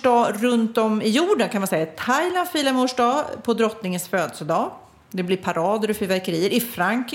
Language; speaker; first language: Swedish; native; Swedish